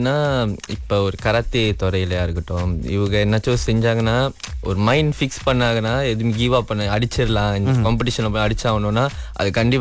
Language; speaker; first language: Tamil; early bilingual, heritage; Tamil